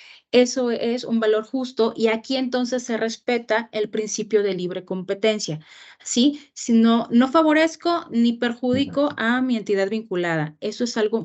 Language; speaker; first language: Spanish; native; Spanish